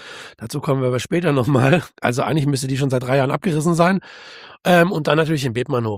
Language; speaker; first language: German; native; German